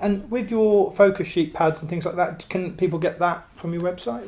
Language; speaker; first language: English; native; English